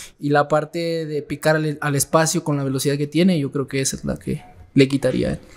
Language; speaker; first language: Spanish; native; Spanish